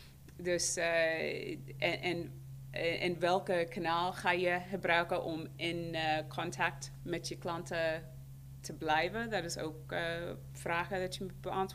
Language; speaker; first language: Dutch; non-native, fluent; English